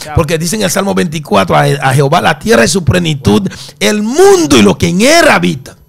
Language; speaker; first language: Spanish; early bilingual, other home language; Haitian Creole